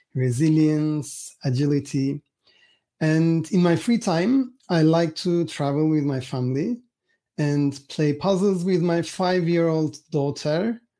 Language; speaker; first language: English; non-native, fluent; Turkish